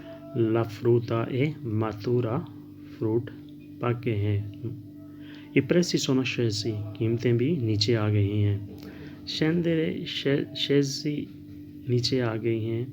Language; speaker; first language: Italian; non-native, learner; Urdu